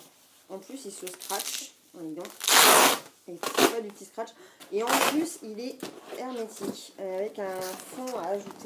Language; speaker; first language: French; native; French